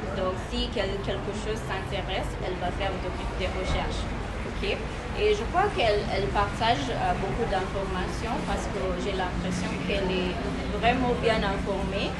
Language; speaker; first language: French; non-native, learner; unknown